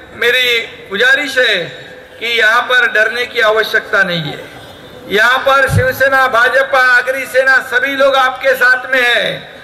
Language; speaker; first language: Hindi; non-native, local second language; Marathi